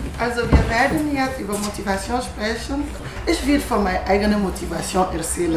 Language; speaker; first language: German; non-native, fluent; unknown